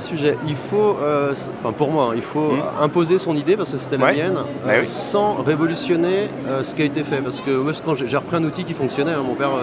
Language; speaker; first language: French; native; French